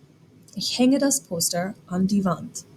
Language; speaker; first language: German; non-native, fluent; English